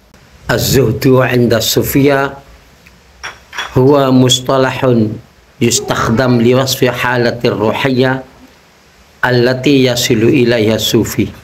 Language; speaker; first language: Arabic; non-native, fluent; Indonesian